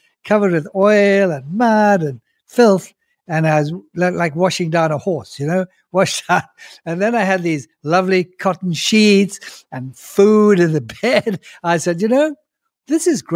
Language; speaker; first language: English; native; English